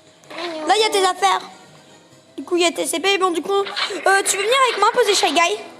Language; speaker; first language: French; native; French